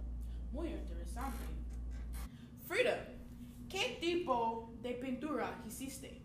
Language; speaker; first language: Spanish; non-native, learner; English